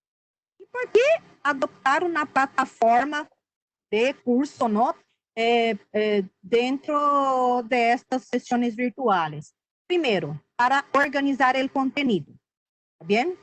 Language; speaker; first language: Spanish; non-native, fluent; Portuguese